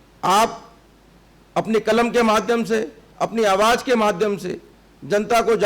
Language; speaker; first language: Hindi; native; Hindi